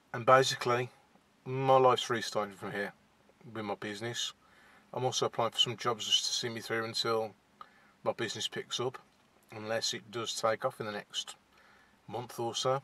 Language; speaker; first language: English; native; English